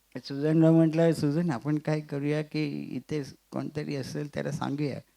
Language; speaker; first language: Marathi; non-native, local second language; Gujarati